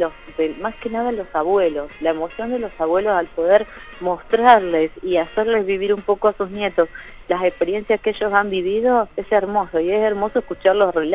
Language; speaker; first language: Spanish; native; Spanish